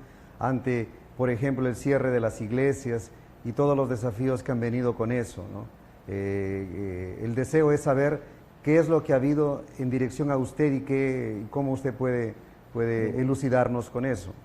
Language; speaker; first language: Spanish; non-native, fluent; Portuguese